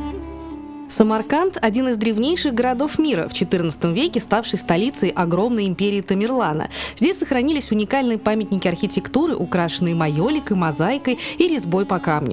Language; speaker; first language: Russian; native; Russian